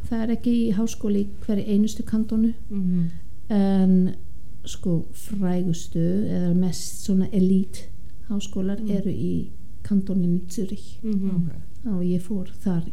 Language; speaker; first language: Icelandic; non-native, fluent; German